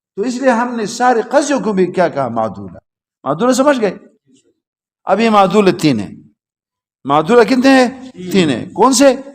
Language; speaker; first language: Urdu; non-native, local second language; Pashto